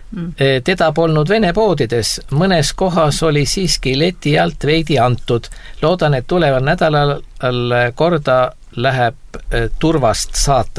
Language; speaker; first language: Estonian; native; Estonian